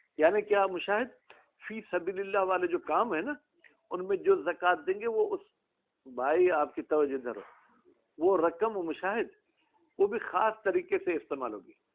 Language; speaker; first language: Urdu; non-native, local second language; Sindhi